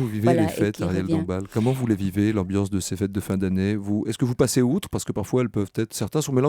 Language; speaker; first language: French; early bilingual, other home language; Greek